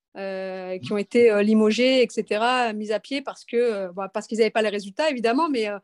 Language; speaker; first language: French; native; French